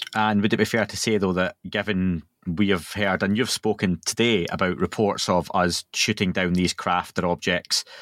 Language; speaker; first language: English; native; English